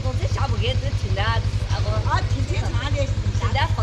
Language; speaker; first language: Chinese; native; Chinese